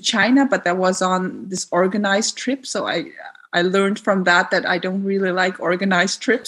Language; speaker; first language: English; non-native, fluent; Dutch